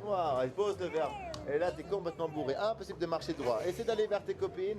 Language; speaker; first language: French; native; French